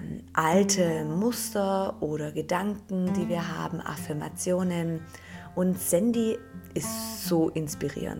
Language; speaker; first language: German; native; German